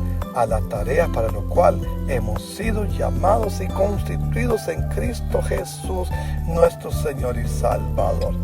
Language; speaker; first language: Spanish; native; Spanish